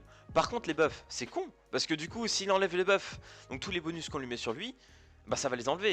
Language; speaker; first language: French; native; French